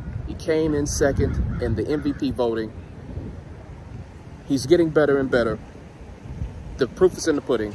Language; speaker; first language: English; native; English